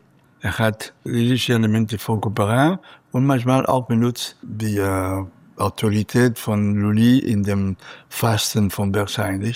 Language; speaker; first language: German; non-native, fluent; Catalan